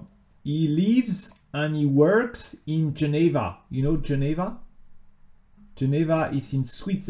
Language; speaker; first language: English; non-native, fluent; French